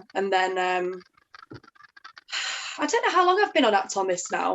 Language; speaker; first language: English; native; English